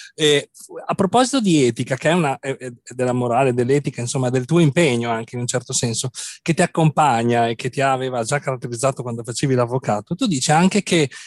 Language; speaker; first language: Italian; native; Italian